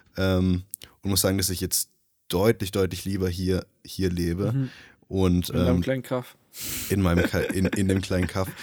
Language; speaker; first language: German; early bilingual, other home language; Nepali